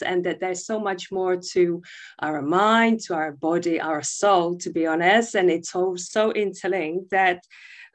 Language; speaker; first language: English; non-native, fluent; Czech